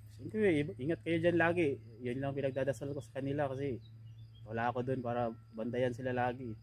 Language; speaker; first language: Filipino; non-native, local second language; Cebuano